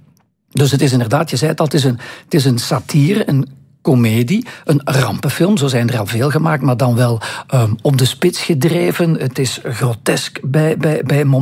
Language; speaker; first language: Dutch; native; Dutch